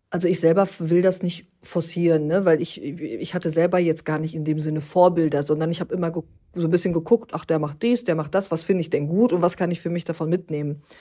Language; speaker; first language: German; early bilingual, other home language; Turkish